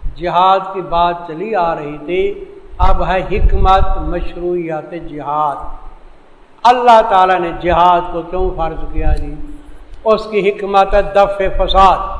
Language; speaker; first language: Urdu; non-native, local second language; Saraiki